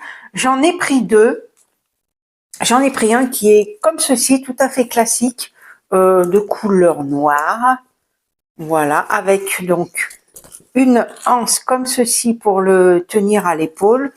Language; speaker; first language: French; native; French